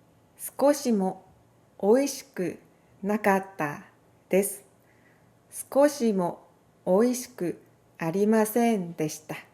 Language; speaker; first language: Japanese; non-native, fluent; Korean